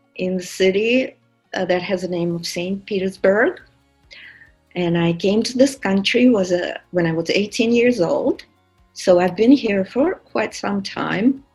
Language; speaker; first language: English; non-native, fluent; Russian